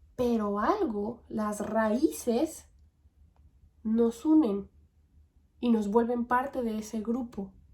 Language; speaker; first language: Spanish; native; Spanish